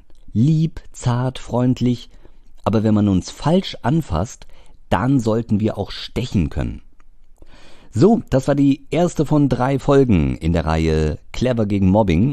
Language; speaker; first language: German; native; German